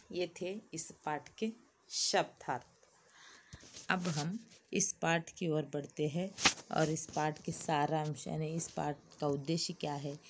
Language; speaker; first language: Hindi; non-native, local second language; Kannada